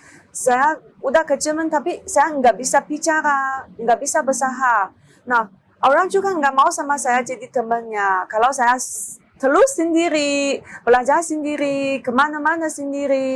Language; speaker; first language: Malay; non-native, learner; Chinese